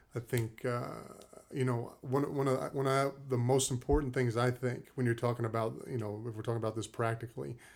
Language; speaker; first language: English; native; English